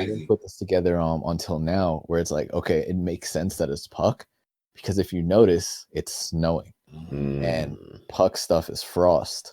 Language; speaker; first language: English; native; English